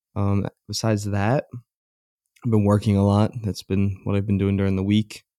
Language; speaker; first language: English; native; English